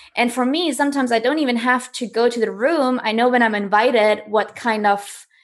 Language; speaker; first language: English; non-native, fluent; German